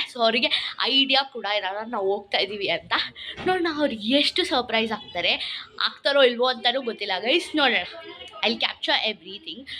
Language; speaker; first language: Kannada; non-native, local second language; Malayalam